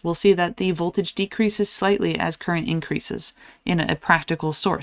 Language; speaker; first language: English; native; English